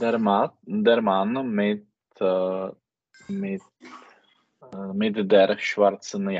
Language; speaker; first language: German; non-native, learner; Czech